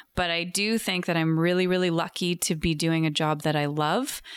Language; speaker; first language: English; native; English